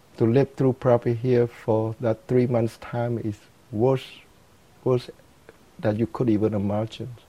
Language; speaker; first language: English; non-native, fluent; Khmer